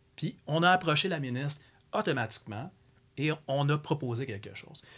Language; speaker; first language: French; native; French